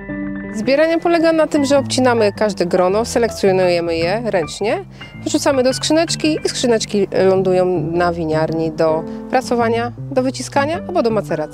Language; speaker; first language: Polish; native; Polish